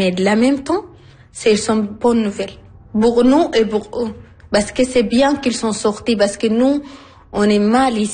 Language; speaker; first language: French; non-native, learner; Arabic